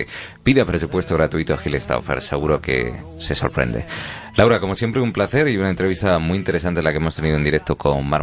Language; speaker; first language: Spanish; native; Spanish